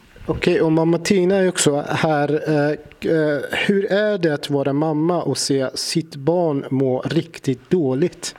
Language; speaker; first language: Swedish; non-native, fluent; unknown